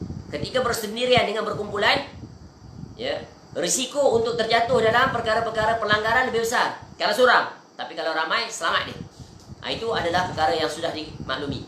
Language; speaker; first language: Malay; native; Malay